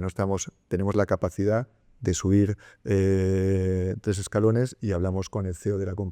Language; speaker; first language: Spanish; native; Spanish